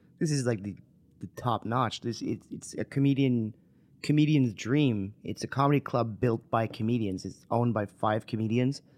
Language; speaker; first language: English; non-native, local second language; French